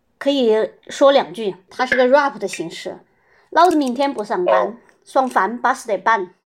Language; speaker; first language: Chinese; native; Chinese